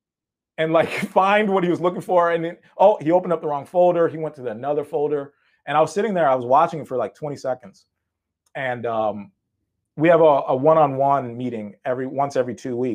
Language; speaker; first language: English; native; English